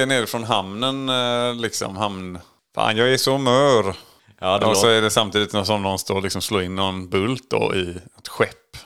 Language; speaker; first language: Swedish; native; Swedish